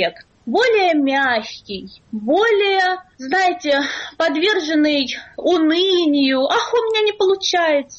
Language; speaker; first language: Russian; native; Russian